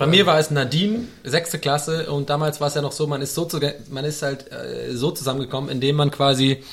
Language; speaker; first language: German; native; German